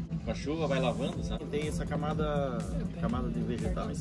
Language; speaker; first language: Portuguese; native; Portuguese